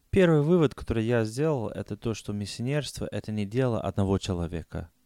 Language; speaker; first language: Russian; non-native, fluent; English